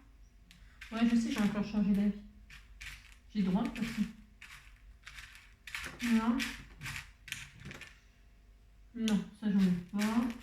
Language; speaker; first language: French; native; French